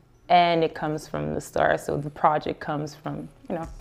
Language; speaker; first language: English; early bilingual, other home language; Haitian Creole